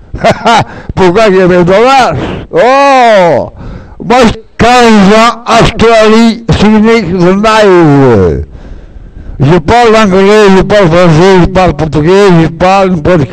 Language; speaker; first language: French; non-native, learner; Portuguese